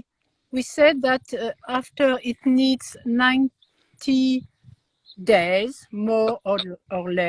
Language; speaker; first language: English; non-native, learner; French